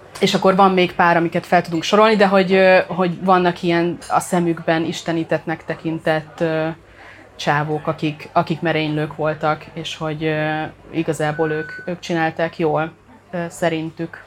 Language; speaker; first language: Hungarian; native; Hungarian